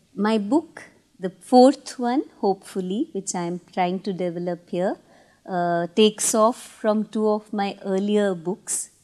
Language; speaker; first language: English; non-native, local second language; Tamil